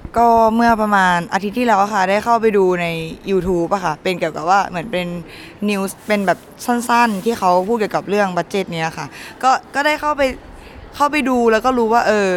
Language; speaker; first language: Thai; native; Thai